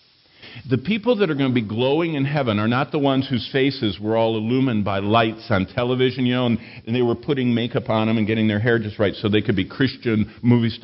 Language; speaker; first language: English; native; English